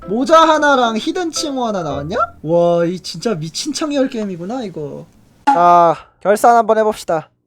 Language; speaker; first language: Korean; native; Korean